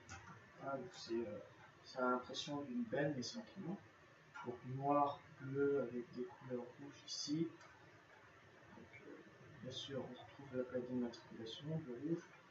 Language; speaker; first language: French; native; French